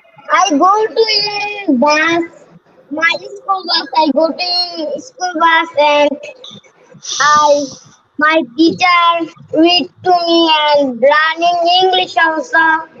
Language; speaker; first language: English; non-native, learner; Bangla